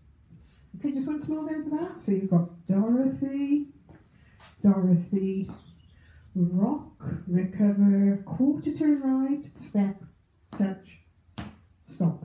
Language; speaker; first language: English; native; English